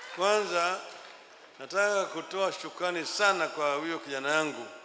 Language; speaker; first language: Swahili; non-native, local second language; Luo (Kenya and Tanzania)